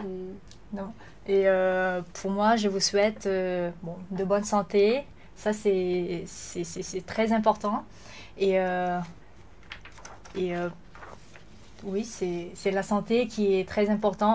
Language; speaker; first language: French; non-native, learner; Lao